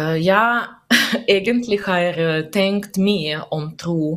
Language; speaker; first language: Norwegian; non-native, learner; Russian